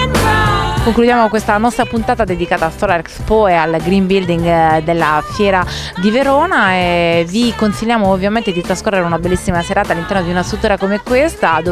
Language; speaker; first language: Italian; native; Italian